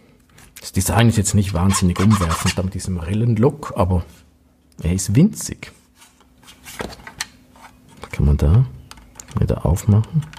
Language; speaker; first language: German; native; German